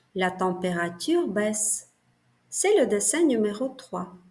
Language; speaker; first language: French; non-native, fluent; Ukrainian